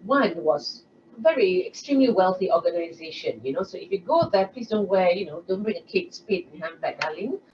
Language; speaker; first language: English; non-native, local second language; Malay